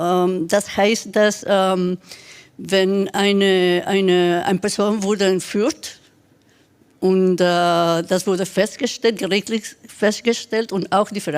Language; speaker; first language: German; non-native, fluent; Spanish